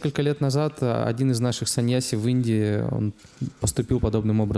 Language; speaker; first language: Russian; native; Russian